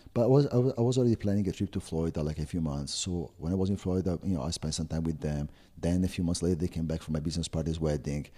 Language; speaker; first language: English; non-native, fluent; Italian